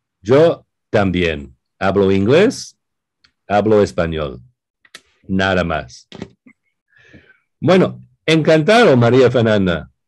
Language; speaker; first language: Spanish; non-native, fluent; English